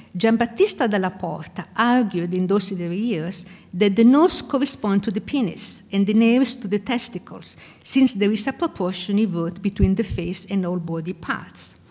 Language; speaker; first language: English; non-native, fluent; Italian